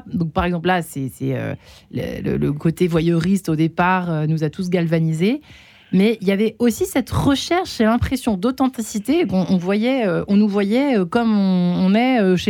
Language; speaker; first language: French; native; French